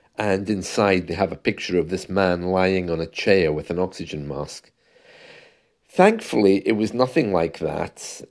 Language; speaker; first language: English; native; English